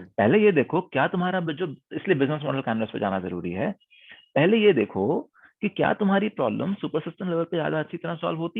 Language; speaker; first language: Hindi; native; Hindi